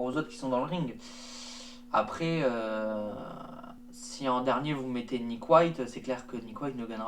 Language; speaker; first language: French; native; French